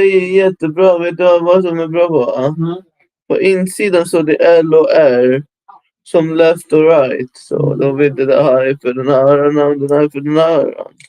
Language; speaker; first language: Swedish; early bilingual, other home language; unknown